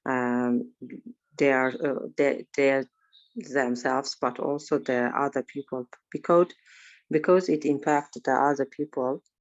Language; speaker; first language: English; non-native, learner; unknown